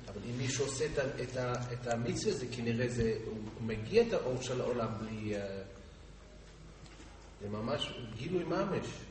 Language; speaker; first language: Hebrew; non-native, learner; English